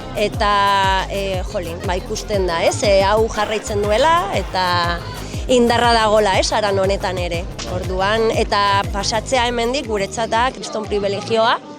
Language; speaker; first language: Basque; non-native, local second language; Spanish